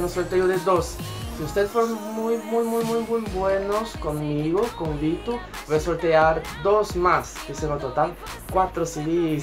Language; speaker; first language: Spanish; non-native, fluent; Portuguese